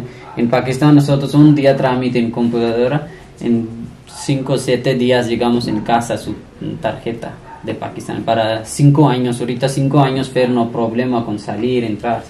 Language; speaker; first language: Spanish; non-native, learner; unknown